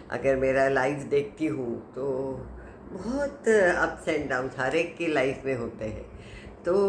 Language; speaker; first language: Hindi; non-native, local second language; Marathi